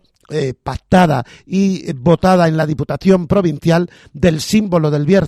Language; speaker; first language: Spanish; native; Spanish